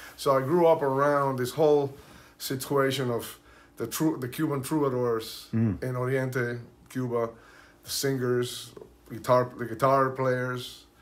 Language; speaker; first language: English; early bilingual, other home language; Spanish